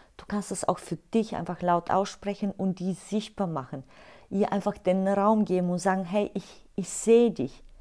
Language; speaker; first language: German; non-native, fluent; Bulgarian